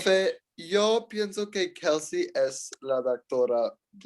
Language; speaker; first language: Spanish; non-native, learner; English